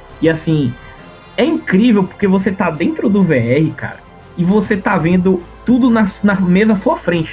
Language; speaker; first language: Portuguese; native; Portuguese